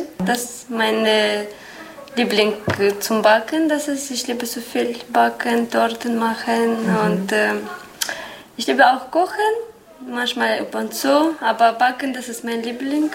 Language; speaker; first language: German; non-native, learner; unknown